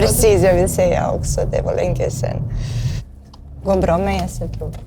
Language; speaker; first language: Swedish; non-native, learner; Serbian